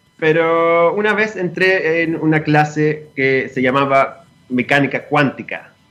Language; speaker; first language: Spanish; non-native, fluent; Greek